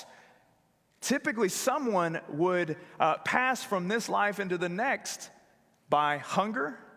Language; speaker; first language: English; native; English